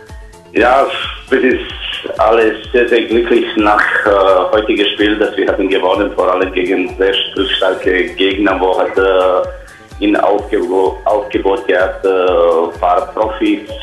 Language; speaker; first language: German; non-native, learner; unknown